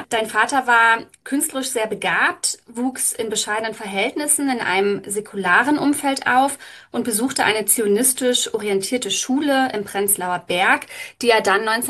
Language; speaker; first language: German; native; German